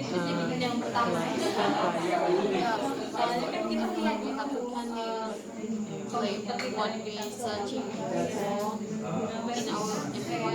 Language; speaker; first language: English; non-native, learner; Indonesian